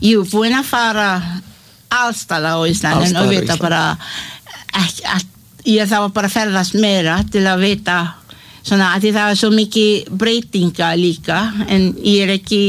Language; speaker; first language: Icelandic; non-native, learner; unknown